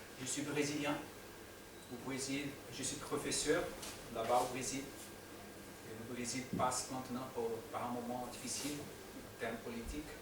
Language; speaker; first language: French; non-native, fluent; Portuguese